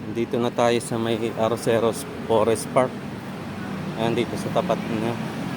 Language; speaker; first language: Filipino; native; Filipino